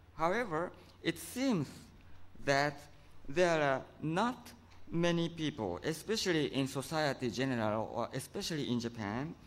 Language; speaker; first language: English; non-native, fluent; Japanese